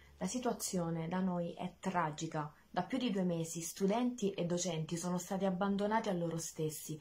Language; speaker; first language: Italian; native; Italian